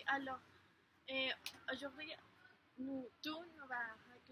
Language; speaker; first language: French; non-native, learner; Spanish